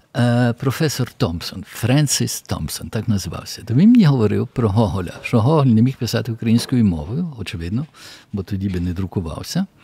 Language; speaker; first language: Ukrainian; early bilingual, heritage; Ukrainian